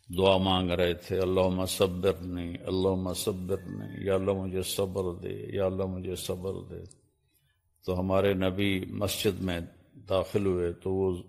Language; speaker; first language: Urdu; non-native, local second language; Punjabi